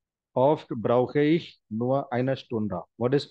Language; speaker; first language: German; non-native, fluent; Hindi